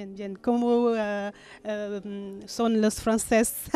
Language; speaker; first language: Spanish; non-native, learner; French